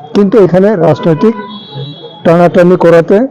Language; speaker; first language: Bangla; non-native, local second language; Kok Borok